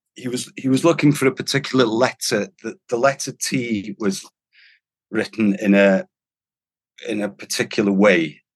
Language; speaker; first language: English; non-native, local second language; Welsh